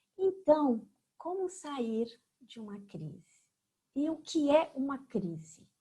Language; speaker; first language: Portuguese; non-native, fluent; French